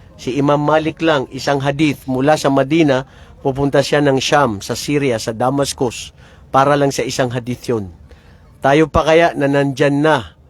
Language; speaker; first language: Filipino; non-native, local second language; Maranao